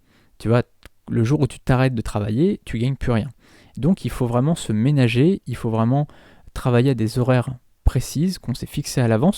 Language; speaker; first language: French; native; French